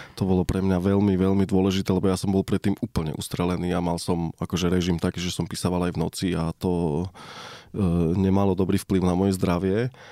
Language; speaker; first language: Slovak; native; Slovak